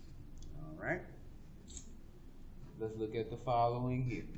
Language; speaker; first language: English; native; English